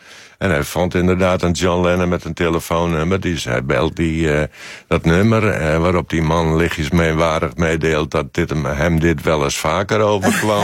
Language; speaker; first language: Dutch; native; Dutch